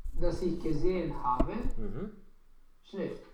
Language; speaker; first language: German; non-native, learner; Romanian